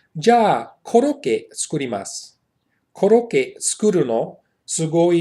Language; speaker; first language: Japanese; non-native, learner; English